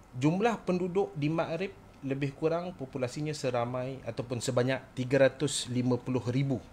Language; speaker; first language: Malay; native; Malay